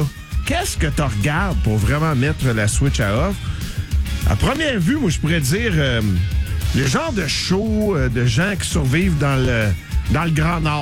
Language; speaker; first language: French; native; French